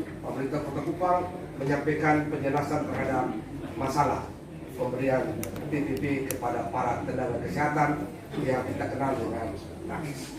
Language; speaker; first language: Indonesian; native; Indonesian